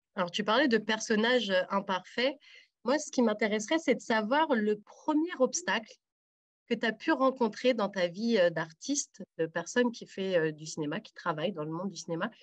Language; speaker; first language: French; native; French